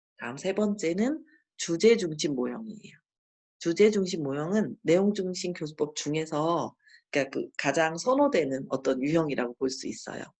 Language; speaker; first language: Korean; native; Korean